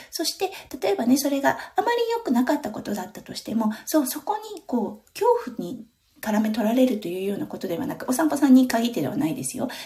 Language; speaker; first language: Japanese; native; Japanese